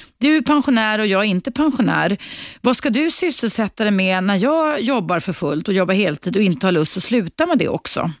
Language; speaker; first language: Swedish; native; Swedish